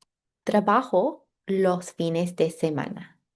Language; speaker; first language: Spanish; non-native, fluent; English